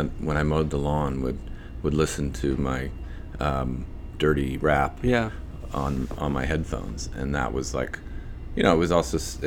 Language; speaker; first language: English; native; English